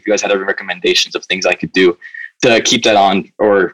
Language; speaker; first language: English; native; English